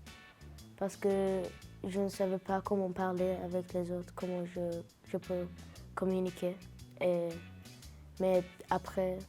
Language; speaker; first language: French; non-native, learner; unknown